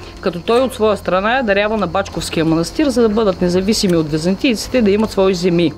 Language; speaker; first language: Bulgarian; native; Bulgarian